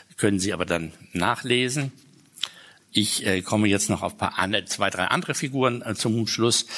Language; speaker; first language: German; native; German